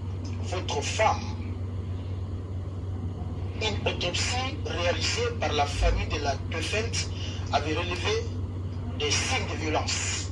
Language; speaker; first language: French; native; French